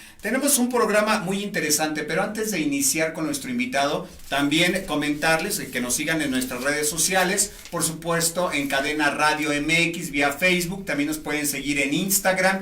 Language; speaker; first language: Spanish; native; Spanish